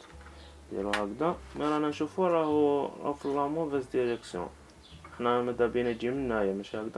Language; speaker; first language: Arabic; native; Arabic